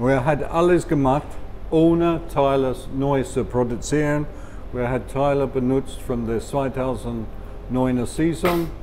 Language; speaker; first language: German; non-native, fluent; English